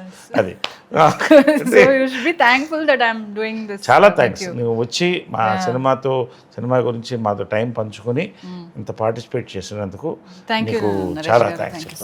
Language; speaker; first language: Telugu; native; Telugu